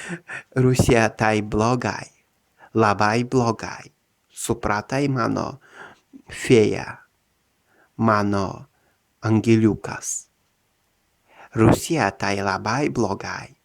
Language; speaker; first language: Lithuanian; non-native, learner; Russian